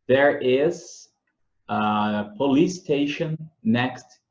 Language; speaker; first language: English; non-native, fluent; Portuguese